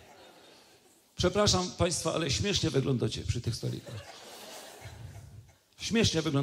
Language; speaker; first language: Polish; native; Polish